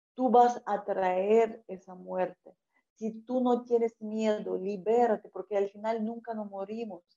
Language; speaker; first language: Spanish; non-native, fluent; Ukrainian